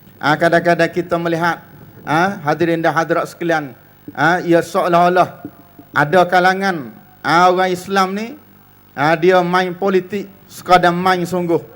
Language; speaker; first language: Malay; native; Malay